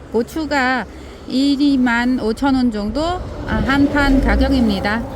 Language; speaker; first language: Korean; non-native, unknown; Vietnamese